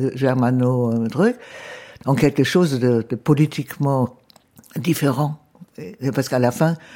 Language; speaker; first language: French; non-native, fluent; German